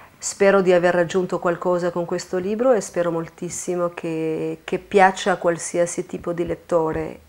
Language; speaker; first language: Italian; non-native, fluent; Albanian